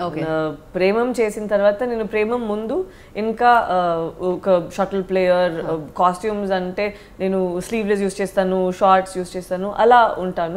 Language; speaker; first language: Telugu; non-native, learner; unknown